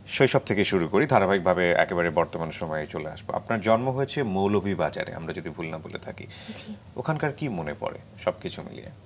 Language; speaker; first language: Bangla; native; Bangla